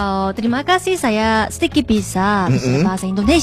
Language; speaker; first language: Indonesian; non-native, learner; Korean